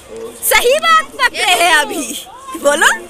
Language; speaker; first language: Hindi; non-native, local second language; Bangla